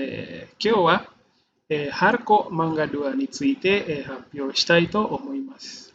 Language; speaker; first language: Japanese; non-native, fluent; Indonesian